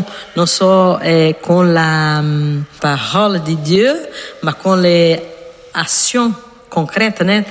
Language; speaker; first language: French; non-native, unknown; Portuguese